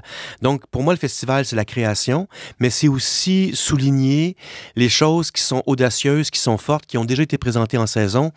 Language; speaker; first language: French; native; French